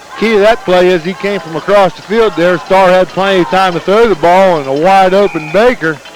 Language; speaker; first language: English; native; English